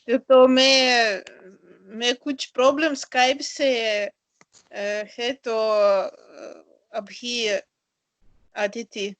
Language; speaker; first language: Hindi; non-native, learner; Russian